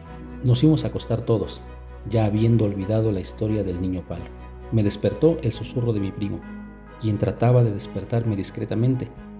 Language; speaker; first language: Spanish; native; Spanish